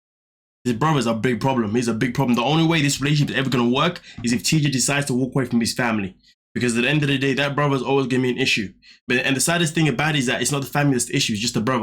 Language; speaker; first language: English; native; English